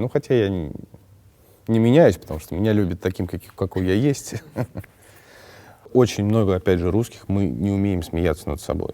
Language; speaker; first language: Russian; native; Russian